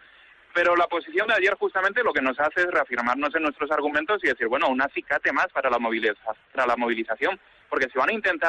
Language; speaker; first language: Spanish; native; Spanish